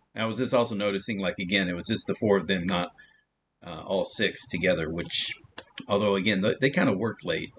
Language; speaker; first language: English; native; English